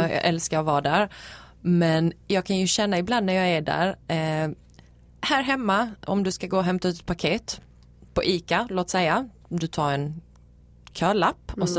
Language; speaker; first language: Swedish; early bilingual, other home language; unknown